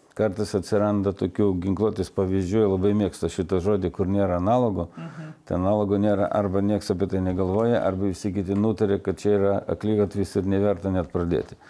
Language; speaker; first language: Lithuanian; non-native, local second language; Russian